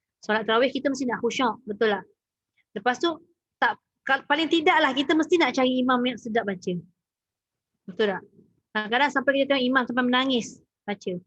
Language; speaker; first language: Malay; native; Malay